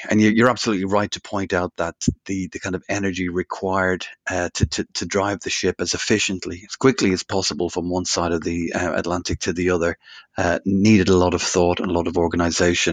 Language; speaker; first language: English; native; English